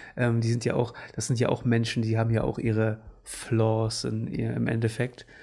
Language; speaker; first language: German; early bilingual, other home language; Portuguese